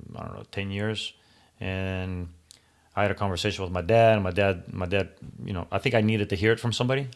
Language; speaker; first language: English; early bilingual, other home language; Greek